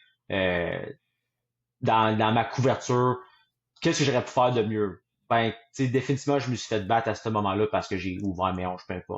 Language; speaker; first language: French; native; French